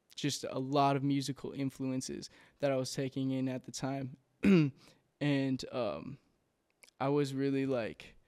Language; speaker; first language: English; native; English